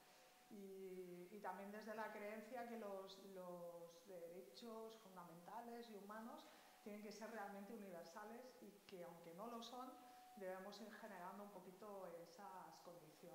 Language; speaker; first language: Spanish; native; Spanish